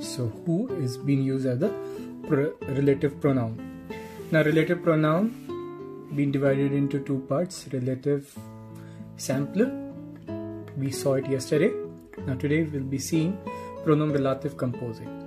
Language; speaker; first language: English; non-native, local second language; Hindi